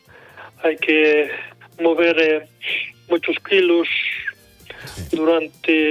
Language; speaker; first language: Spanish; non-native, local second language; Galician